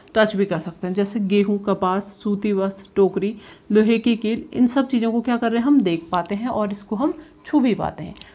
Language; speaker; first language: Hindi; native; Hindi